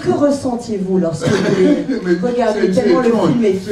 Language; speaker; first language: French; native; French